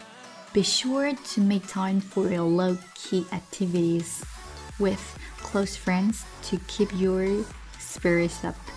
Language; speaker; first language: English; non-native, fluent; Chinese